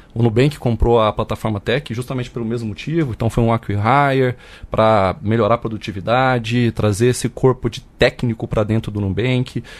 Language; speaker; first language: Portuguese; native; Portuguese